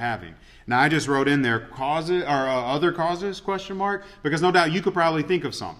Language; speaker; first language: English; native; English